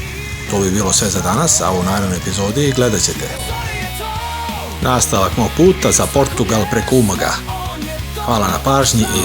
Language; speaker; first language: Serbian; native; Serbian